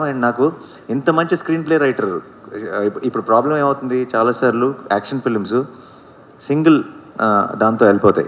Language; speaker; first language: Telugu; native; Telugu